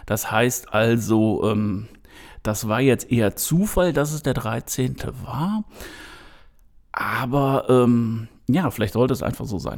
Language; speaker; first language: German; native; German